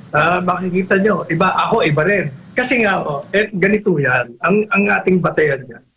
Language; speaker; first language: Filipino; native; Filipino